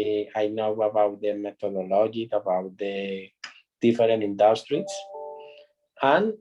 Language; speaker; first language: English; non-native, learner; Spanish